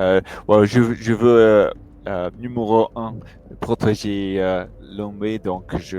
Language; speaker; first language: French; non-native, learner; English